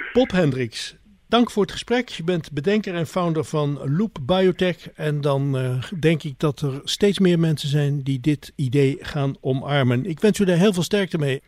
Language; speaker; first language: Dutch; native; Dutch